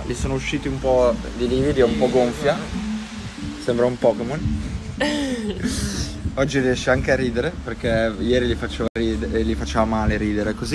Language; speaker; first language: Italian; native; Italian